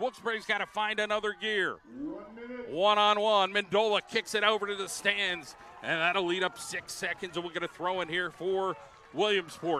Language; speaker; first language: English; native; English